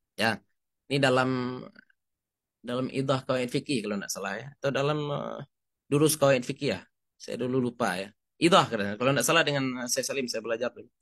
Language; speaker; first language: Indonesian; non-native, local second language; Minangkabau